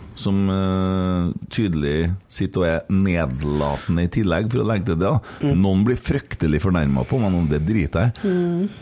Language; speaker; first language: Norwegian; native; Norwegian